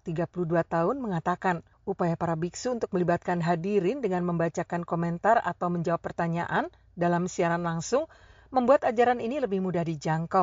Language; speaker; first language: Indonesian; native; Indonesian